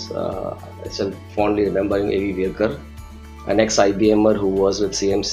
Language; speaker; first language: English; non-native, local second language; Gujarati